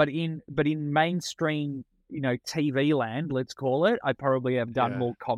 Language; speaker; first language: English; non-native, local second language; Italian